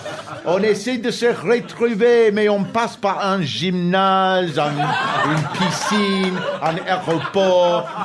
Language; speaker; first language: French; non-native, learner; English